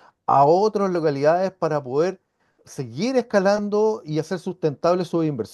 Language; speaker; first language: Spanish; native; Spanish